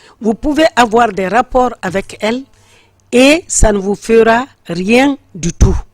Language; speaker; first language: French; non-native, local second language; Fula